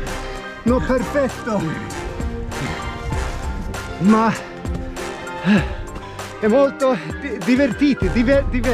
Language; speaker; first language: Italian; non-native, learner; Swedish